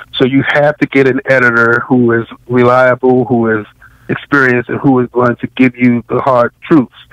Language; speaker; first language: English; native; English